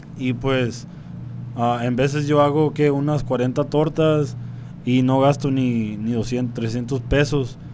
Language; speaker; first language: Spanish; early bilingual, heritage; Spanish